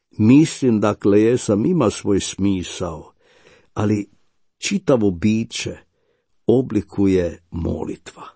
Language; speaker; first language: Croatian; native; Croatian